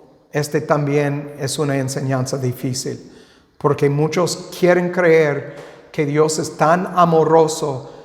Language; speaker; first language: Spanish; non-native, fluent; English